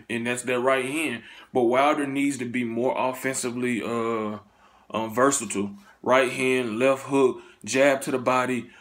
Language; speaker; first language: English; native; English